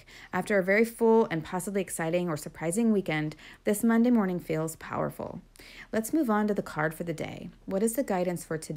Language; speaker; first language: English; native; English